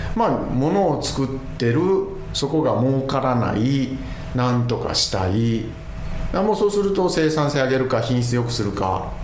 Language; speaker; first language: Japanese; native; Japanese